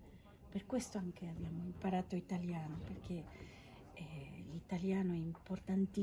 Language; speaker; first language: Italian; non-native, fluent; Catalan